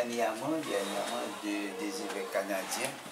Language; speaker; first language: French; non-native, local second language; Haitian Creole